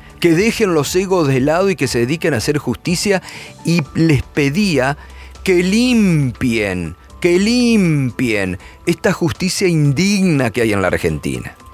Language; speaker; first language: Spanish; native; Spanish